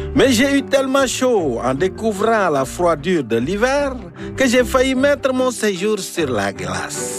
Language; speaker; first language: French; native; French